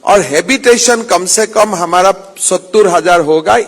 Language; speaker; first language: Hindi; non-native, local second language; Assamese